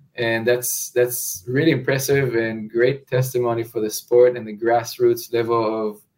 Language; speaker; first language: English; non-native, fluent; Hebrew